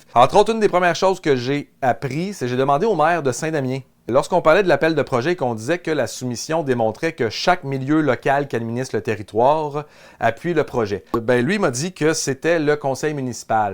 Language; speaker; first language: French; native; French